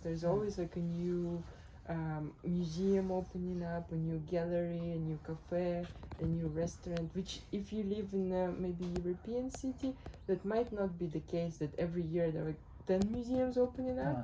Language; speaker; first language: English; non-native, fluent; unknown